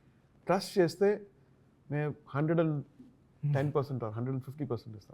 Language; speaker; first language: Telugu; non-native, learner; Tamil